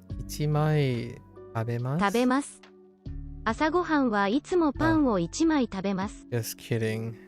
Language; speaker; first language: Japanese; non-native, learner; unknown